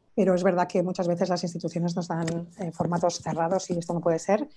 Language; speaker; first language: Spanish; native; Spanish